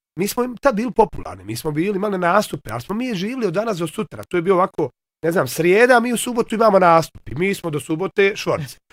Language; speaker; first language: Bosnian; native; Bosnian